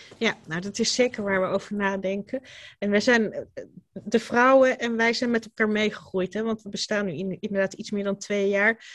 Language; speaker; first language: Dutch; native; Dutch